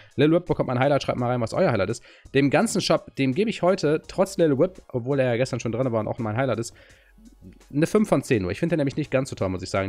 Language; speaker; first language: German; native; German